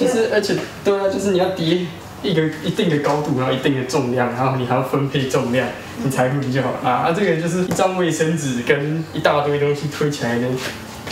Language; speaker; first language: Chinese; native; Chinese